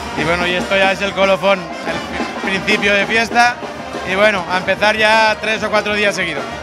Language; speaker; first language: Spanish; non-native, local second language; Catalan